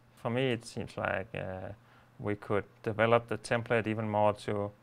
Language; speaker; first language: English; non-native, fluent; Danish